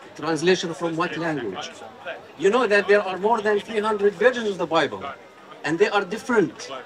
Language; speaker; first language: English; non-native, fluent; Arabic